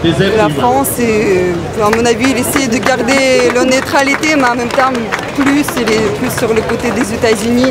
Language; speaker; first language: French; non-native, fluent; Russian